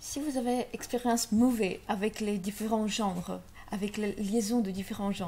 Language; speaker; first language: French; non-native, learner; Russian